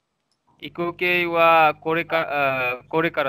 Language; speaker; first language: Japanese; non-native, learner; Bangla